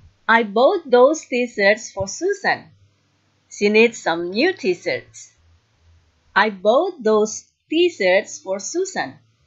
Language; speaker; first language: English; non-native, fluent; Indonesian